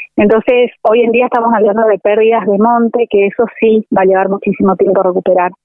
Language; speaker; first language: Spanish; native; Spanish